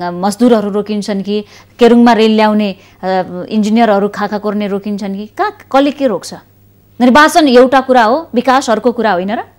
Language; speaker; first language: Nepali; native; Nepali